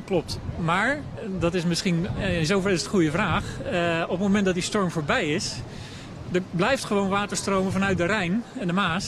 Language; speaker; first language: Dutch; native; Dutch